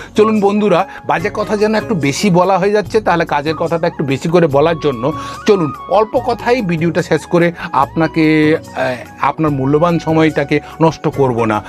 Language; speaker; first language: Bangla; non-native, local second language; Kok Borok